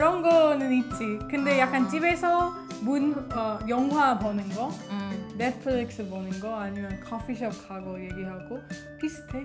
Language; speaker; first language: Korean; non-native, fluent; English